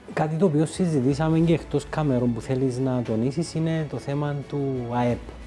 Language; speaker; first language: Greek; native; Greek